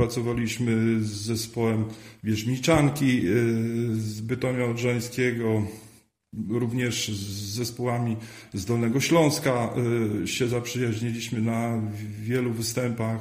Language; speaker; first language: Polish; native; Polish